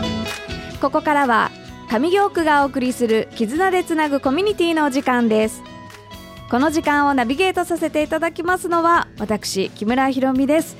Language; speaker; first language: Japanese; native; Japanese